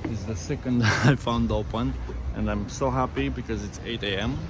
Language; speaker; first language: English; non-native, fluent; Romanian